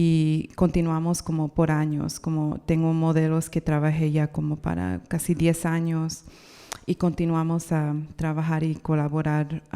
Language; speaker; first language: Spanish; non-native, learner; English